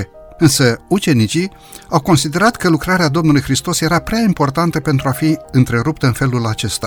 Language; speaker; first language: Romanian; native; Romanian